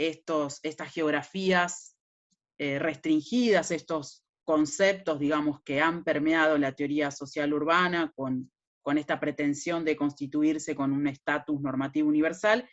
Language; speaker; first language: Spanish; native; Spanish